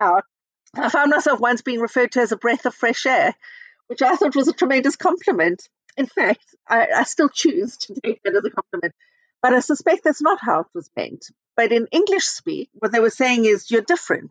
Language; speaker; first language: English; native; English